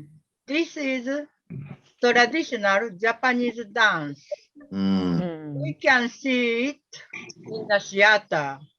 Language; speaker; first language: English; non-native, learner; Japanese